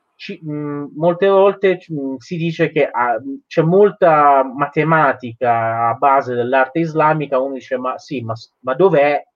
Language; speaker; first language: Italian; non-native, fluent; Persian